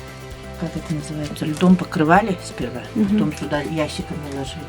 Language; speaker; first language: Russian; non-native, local second language; Yakut